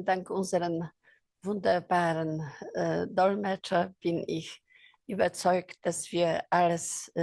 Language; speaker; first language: German; non-native, fluent; Polish